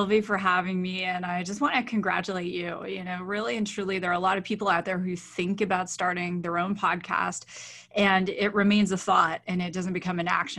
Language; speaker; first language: English; native; English